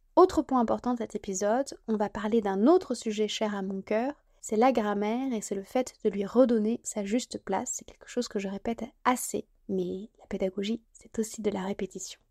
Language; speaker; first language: French; native; French